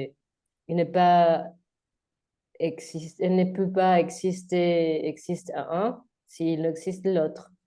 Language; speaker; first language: French; non-native, learner; Spanish